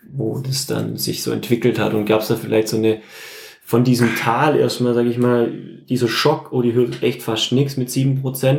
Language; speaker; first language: German; native; German